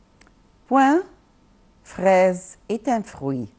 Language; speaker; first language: French; non-native, fluent; Arabic